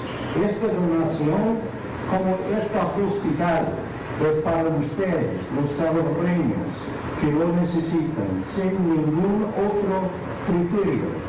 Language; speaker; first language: Spanish; non-native, fluent; English